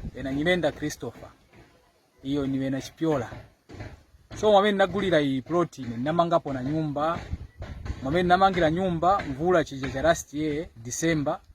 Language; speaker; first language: Nyanja; non-native, local second language; Tumbuka